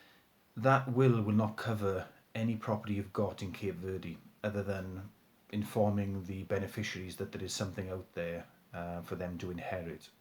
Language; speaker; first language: English; native; English